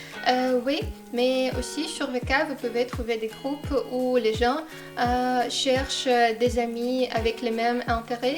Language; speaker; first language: French; non-native, fluent; Russian